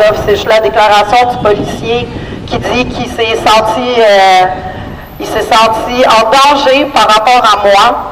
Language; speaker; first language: French; native; French